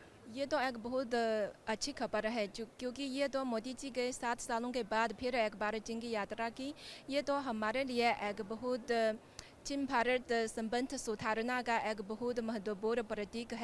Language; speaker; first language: Hindi; non-native, fluent; Chinese